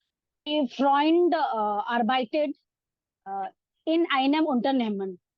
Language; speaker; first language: German; non-native, learner; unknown